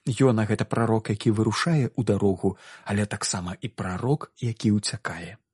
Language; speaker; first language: Belarusian; native; Belarusian